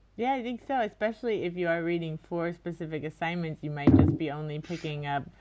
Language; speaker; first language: English; native; English